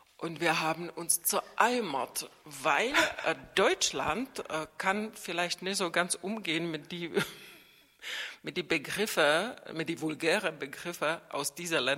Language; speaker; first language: German; non-native, fluent; Czech